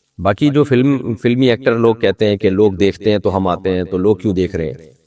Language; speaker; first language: Urdu; native; Urdu